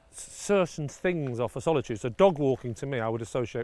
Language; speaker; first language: English; native; English